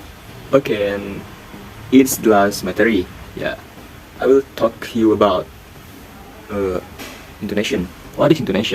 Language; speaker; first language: English; non-native, learner; Indonesian